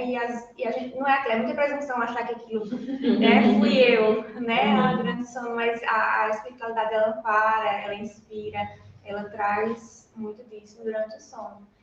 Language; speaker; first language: Portuguese; native; Portuguese